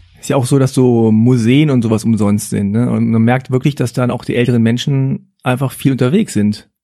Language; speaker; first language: German; native; German